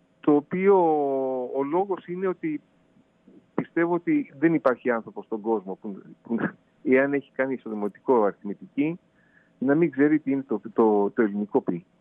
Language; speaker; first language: Greek; native; Greek